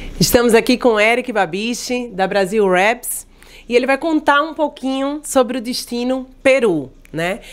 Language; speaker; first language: Portuguese; native; Portuguese